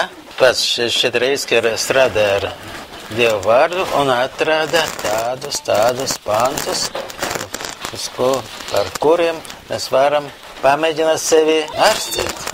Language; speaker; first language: Latvian; non-native, local second language; Russian